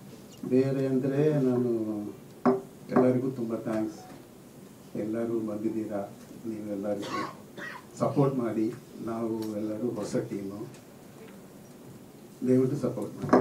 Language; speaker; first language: Kannada; non-native, learner; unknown